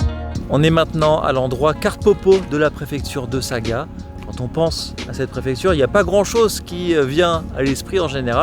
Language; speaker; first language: French; native; French